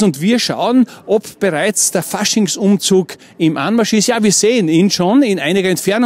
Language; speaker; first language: German; native; German